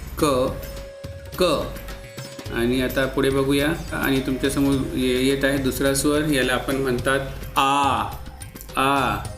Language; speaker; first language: Marathi; non-native, local second language; Urdu